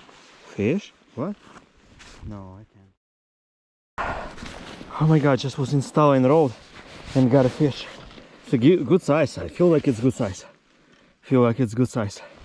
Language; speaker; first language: English; non-native, learner; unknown